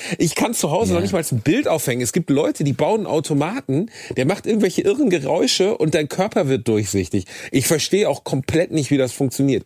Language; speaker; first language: German; native; German